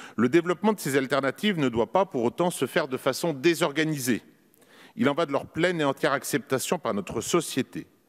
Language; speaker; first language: French; native; French